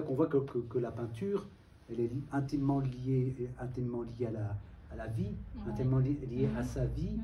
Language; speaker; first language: French; native; French